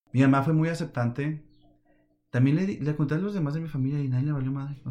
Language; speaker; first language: Spanish; early bilingual, heritage; Spanish